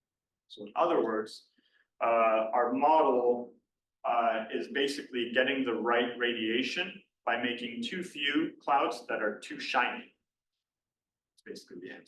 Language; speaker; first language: English; native; English